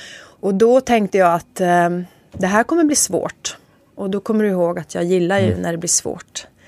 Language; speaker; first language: Swedish; native; Swedish